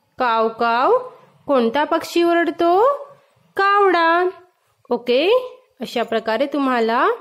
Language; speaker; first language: Marathi; non-native, local second language; Hindi